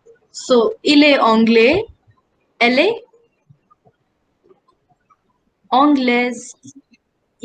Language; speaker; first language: French; non-native, fluent; Hindi